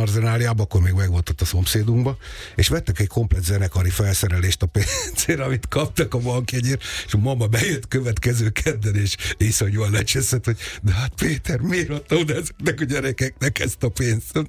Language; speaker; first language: Hungarian; native; Hungarian